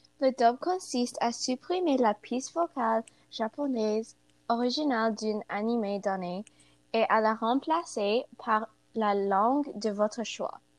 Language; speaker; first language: French; non-native, learner; English